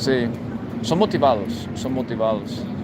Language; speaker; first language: Spanish; non-native, fluent; English